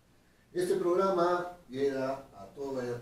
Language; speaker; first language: Spanish; native; Spanish